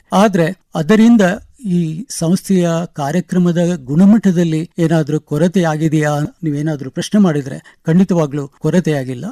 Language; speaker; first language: Kannada; non-native, local second language; Konkani